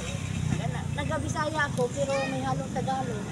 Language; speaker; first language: Filipino; non-native, local second language; Cebuano